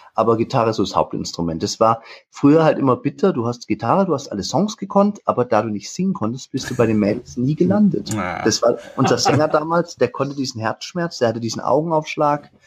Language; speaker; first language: German; native; German